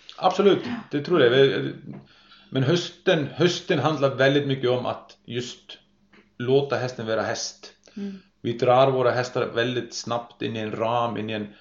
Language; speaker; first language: Swedish; non-native, fluent; Icelandic